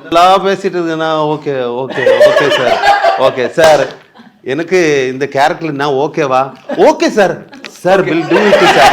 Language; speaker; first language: Tamil; non-native, learner; Malayalam